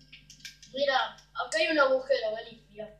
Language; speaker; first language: Spanish; native; Spanish